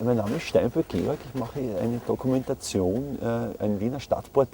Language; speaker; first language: German; native; German